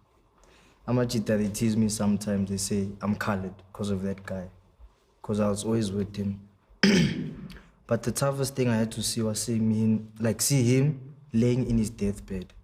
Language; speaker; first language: English; non-native, local second language; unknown